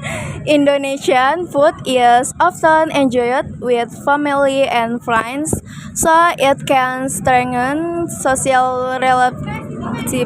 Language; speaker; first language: English; non-native, learner; Indonesian